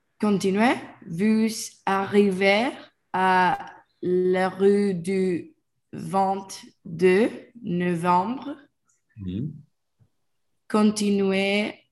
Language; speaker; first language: French; non-native, learner; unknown